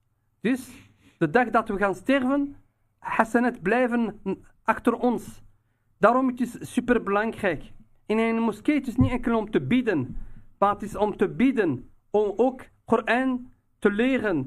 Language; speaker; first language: Dutch; non-native, fluent; Riffian